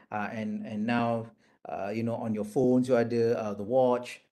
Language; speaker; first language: English; non-native, local second language; Malay